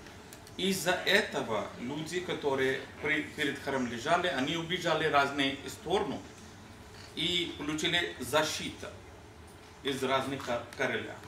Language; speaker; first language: Russian; non-native, learner; Hindi